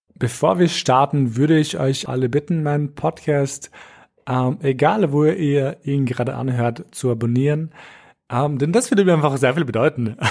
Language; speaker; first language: German; early bilingual, other home language; Albanian